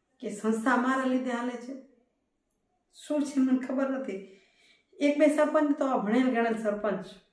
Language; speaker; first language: Gujarati; non-native, local second language; Kachhi